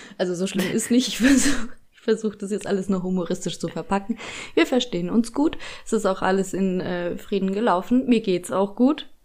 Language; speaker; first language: German; early bilingual, other home language; Polish